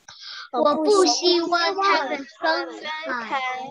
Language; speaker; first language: Chinese; early bilingual, heritage; Chinese